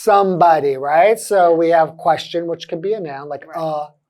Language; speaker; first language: English; native; English